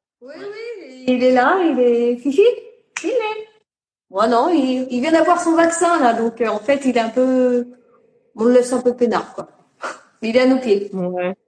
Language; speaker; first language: French; native; French